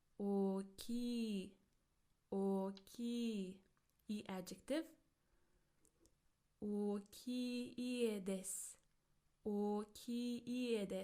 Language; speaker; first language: Japanese; non-native, fluent; English